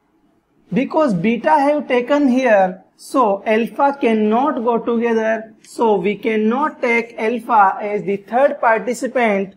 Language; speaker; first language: English; non-native, local second language; Hindi